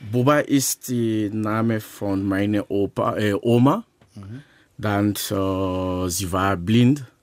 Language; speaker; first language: German; non-native, learner; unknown